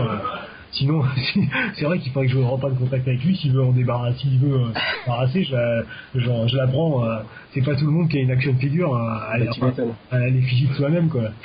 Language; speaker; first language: French; native; French